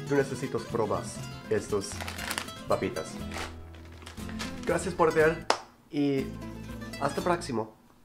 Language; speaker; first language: Spanish; non-native, learner; English